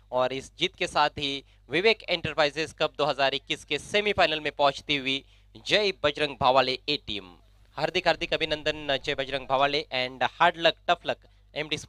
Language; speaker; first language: Hindi; non-native, local second language; Marathi